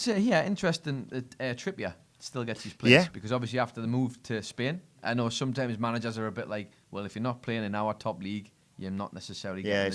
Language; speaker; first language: English; native; English